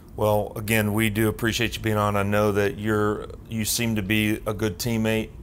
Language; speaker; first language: English; native; English